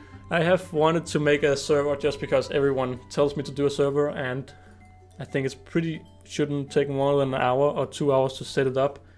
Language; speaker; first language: English; non-native, fluent; Danish